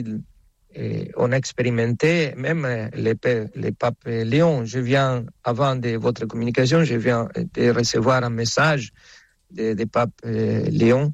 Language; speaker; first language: French; non-native, fluent; Spanish